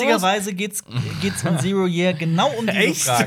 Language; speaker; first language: German; native; German